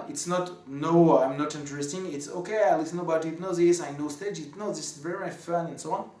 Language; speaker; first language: English; non-native, fluent; French